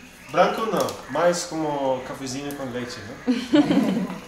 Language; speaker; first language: Portuguese; non-native, learner; English